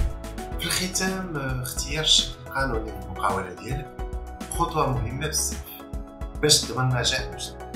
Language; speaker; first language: Arabic; native; Arabic